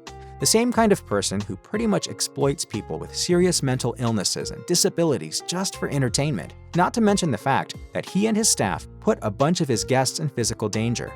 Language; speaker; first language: English; native; English